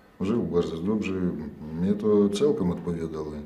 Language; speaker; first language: Polish; non-native, learner; Russian